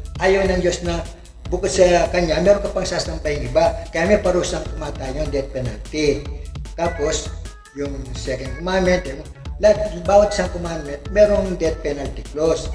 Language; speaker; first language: Filipino; native; Filipino